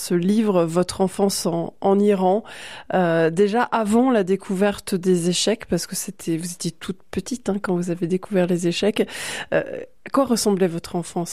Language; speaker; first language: French; native; French